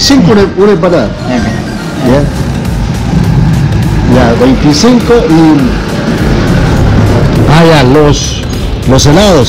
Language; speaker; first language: Spanish; native; Spanish